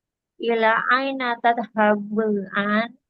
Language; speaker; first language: Arabic; non-native, learner; Indonesian